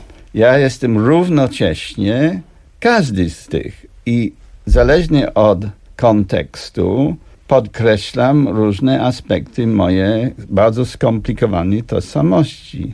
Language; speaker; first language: Polish; non-native, fluent; English